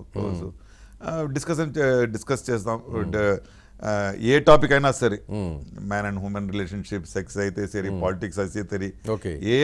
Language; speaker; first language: Telugu; non-native, learner; Tamil